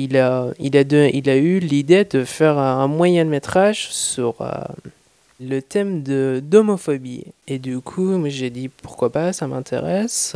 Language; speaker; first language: French; non-native, fluent; Persian